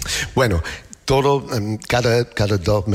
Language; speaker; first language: Spanish; non-native, learner; English